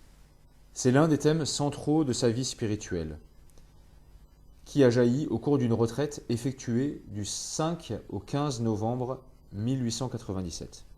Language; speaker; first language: French; native; French